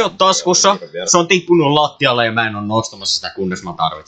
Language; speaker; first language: Finnish; native; Finnish